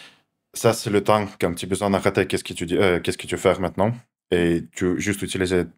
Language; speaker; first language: French; non-native, fluent; Russian